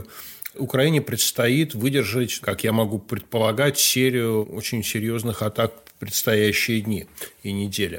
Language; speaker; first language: Russian; native; Russian